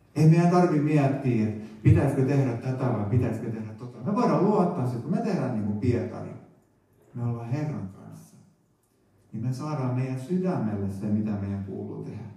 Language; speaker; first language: Finnish; native; Finnish